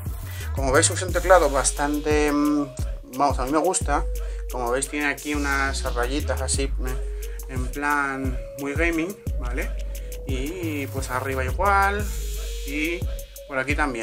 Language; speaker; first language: Spanish; native; Spanish